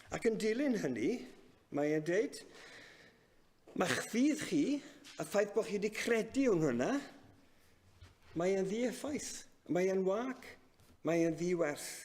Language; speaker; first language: Welsh; native; Welsh